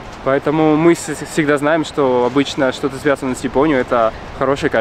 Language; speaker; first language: Russian; non-native, fluent; Spanish